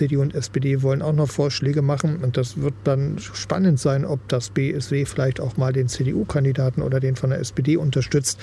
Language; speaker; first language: German; native; German